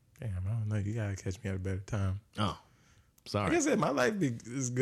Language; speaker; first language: English; native; English